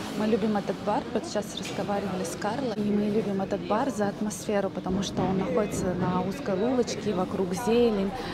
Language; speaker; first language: Russian; native; Russian